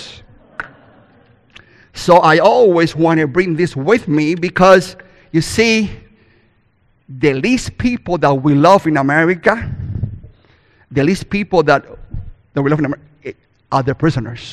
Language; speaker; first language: English; non-native, fluent; Spanish